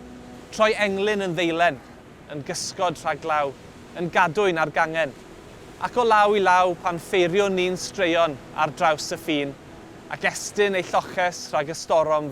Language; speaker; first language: Welsh; native; Welsh